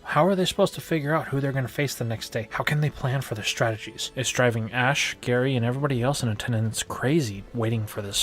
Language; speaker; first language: English; native; English